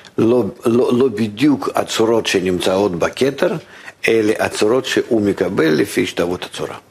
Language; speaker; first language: Hebrew; non-native, fluent; Russian